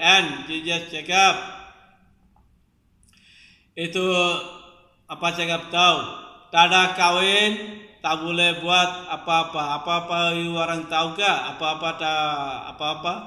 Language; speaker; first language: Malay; non-native, local second language; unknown